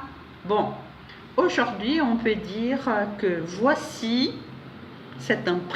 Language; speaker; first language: French; non-native, fluent; Portuguese